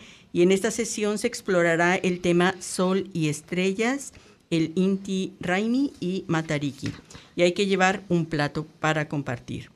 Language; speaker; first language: Spanish; native; Spanish